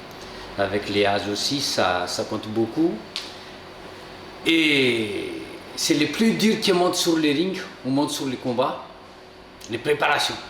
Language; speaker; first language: French; non-native, local second language; Malagasy